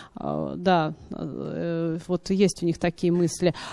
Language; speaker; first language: Russian; native; Russian